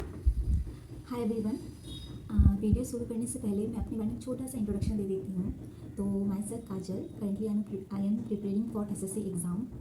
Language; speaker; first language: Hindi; non-native, local second language; Assamese